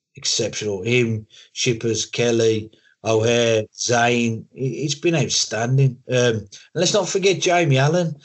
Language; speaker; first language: English; native; English